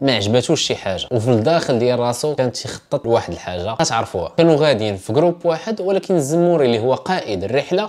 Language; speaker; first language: Arabic; native; Arabic